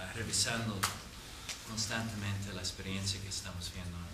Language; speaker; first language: Spanish; non-native, fluent; English